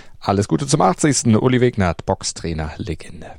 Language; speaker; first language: German; native; German